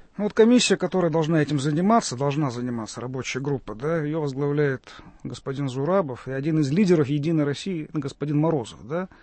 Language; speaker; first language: Russian; native; Russian